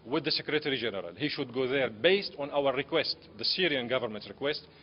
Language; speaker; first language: English; non-native, fluent; Arabic